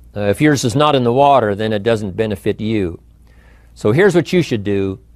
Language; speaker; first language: English; native; English